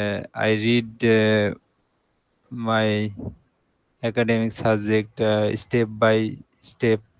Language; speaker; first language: English; non-native, learner; Bangla